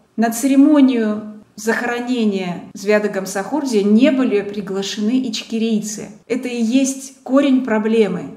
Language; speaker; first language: Russian; non-native, local second language; Georgian